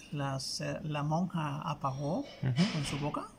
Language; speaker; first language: Spanish; native; Spanish